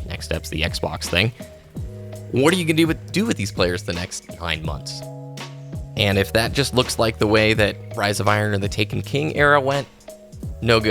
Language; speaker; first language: English; native; English